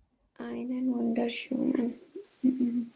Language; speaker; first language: German; non-native, learner; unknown